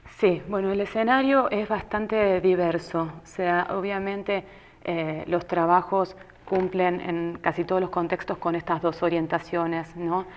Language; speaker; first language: Spanish; native; Spanish